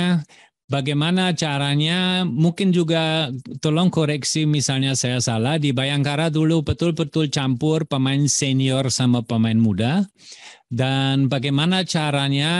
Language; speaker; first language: Indonesian; non-native, fluent; German